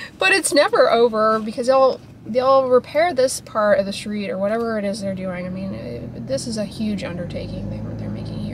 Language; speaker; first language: English; native; English